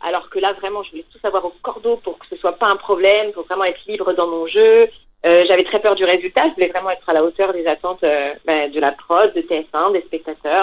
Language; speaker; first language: French; native; French